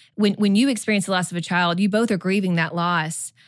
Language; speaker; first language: English; native; English